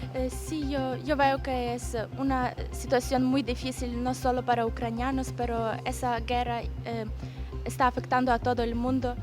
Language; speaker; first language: Spanish; non-native, fluent; Ukrainian